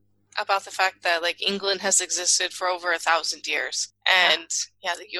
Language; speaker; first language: English; native; English